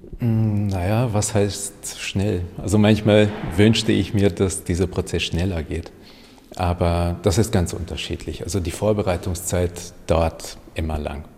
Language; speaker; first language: German; non-native, fluent; Hungarian